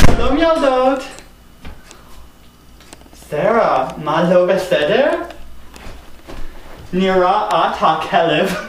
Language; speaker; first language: Hebrew; non-native, learner; English